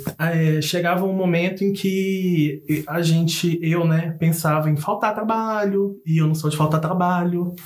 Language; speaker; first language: Portuguese; native; Portuguese